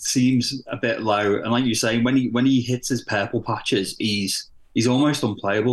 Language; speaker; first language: English; native; English